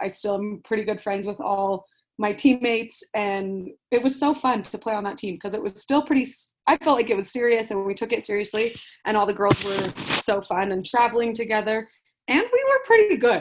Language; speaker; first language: English; native; English